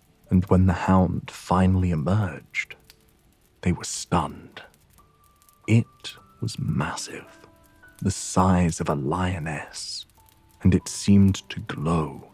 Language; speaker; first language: English; native; English